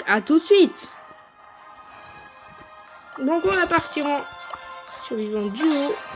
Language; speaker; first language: French; native; French